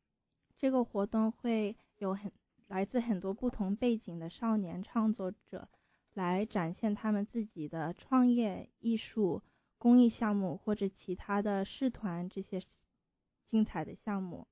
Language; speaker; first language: Chinese; early bilingual, heritage; Chinese